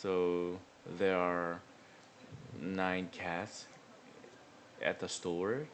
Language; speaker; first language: English; non-native, learner; Korean